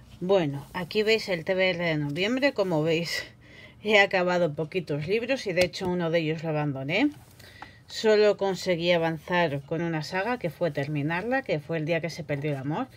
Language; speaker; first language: Spanish; native; Spanish